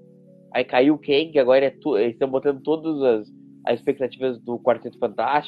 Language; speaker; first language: Portuguese; native; Portuguese